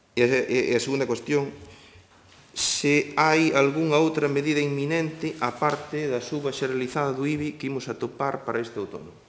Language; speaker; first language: Galician; native; Galician